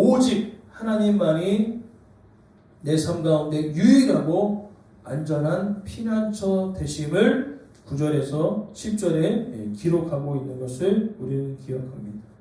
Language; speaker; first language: Korean; native; Korean